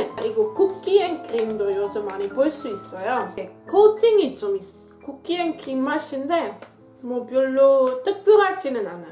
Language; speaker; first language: Korean; non-native, fluent; Dutch